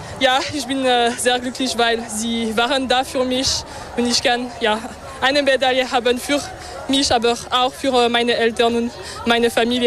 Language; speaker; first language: German; non-native, local second language; French